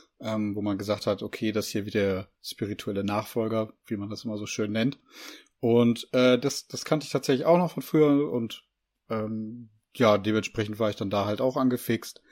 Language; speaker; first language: German; native; German